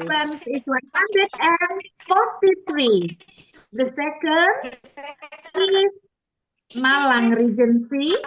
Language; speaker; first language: English; non-native, fluent; Indonesian